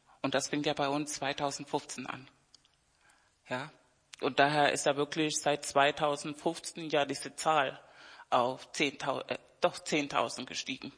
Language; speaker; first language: German; non-native, fluent; Spanish